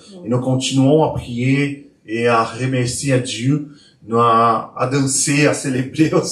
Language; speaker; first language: French; non-native, learner; Portuguese